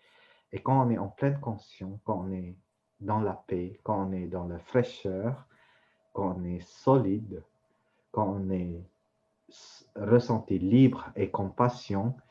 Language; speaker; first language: French; non-native, fluent; Vietnamese